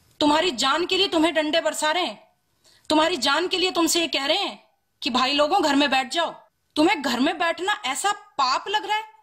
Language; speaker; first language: Hindi; native; Hindi